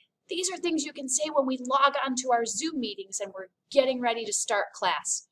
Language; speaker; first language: English; native; English